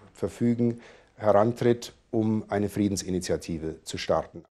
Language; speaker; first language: German; native; German